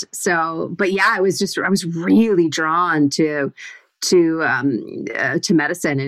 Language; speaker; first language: English; native; English